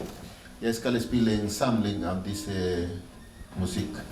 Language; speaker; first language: Norwegian; non-native, learner; Spanish